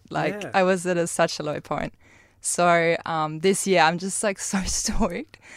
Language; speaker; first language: English; non-native, fluent; German